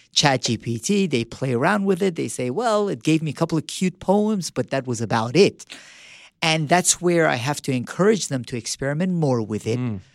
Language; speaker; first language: English; early bilingual, other home language; Persian